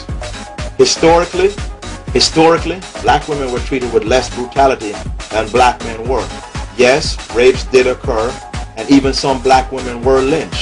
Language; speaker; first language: English; native; English